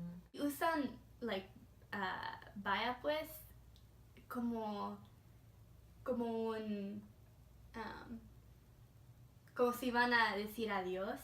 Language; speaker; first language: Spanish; early bilingual, heritage; Spanish